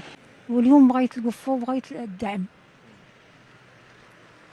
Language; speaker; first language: Arabic; native; Arabic